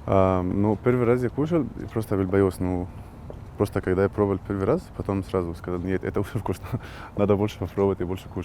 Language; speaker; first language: Russian; non-native, learner; Arabic